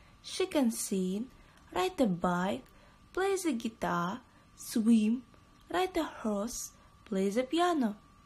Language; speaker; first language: English; non-native, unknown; Kazakh